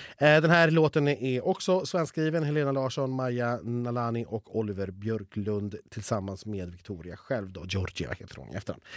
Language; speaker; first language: Swedish; native; Swedish